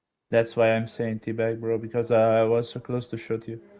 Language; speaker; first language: English; non-native, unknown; Italian